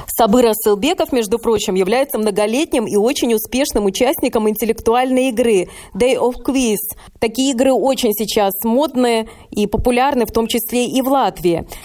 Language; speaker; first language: Russian; native; Russian